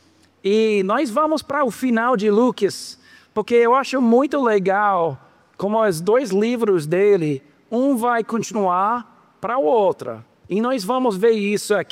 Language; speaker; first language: Portuguese; non-native, fluent; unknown